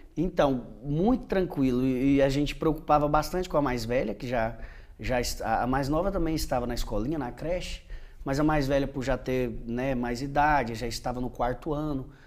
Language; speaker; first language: Portuguese; native; Portuguese